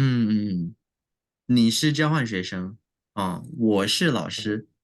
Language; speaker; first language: Chinese; non-native, learner; English